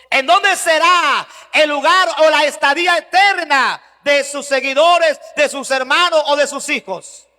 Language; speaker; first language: Spanish; native; Spanish